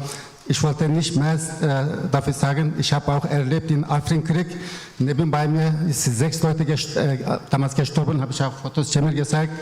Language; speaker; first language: German; non-native, learner; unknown